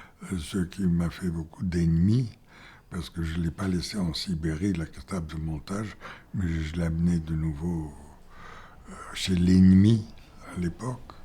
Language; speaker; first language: French; non-native, fluent; Bulgarian